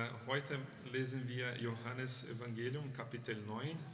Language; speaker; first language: German; non-native, fluent; Portuguese